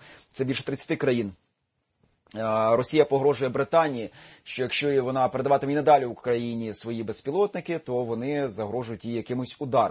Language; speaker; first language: Ukrainian; native; Ukrainian